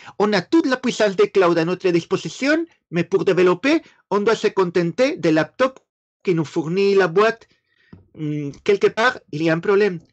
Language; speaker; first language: French; non-native, fluent; Spanish